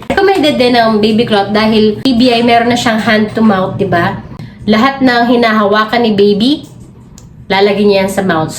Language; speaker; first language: Filipino; non-native, local second language; Cebuano